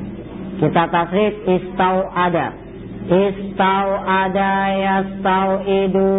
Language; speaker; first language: Arabic; non-native, fluent; Indonesian